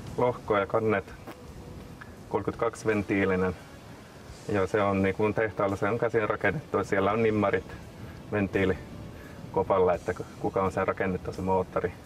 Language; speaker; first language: Finnish; non-native, local second language; Swedish